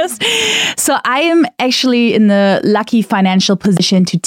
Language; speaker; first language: English; non-native, fluent; German